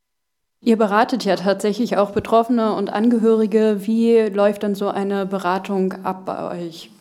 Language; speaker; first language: German; native; German